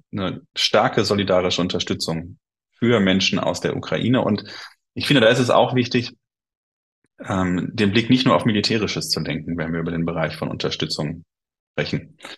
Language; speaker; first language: German; native; German